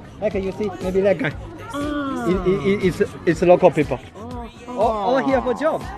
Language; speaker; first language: English; non-native, learner; Chinese